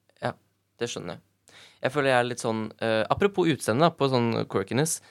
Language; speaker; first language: Norwegian; native; Norwegian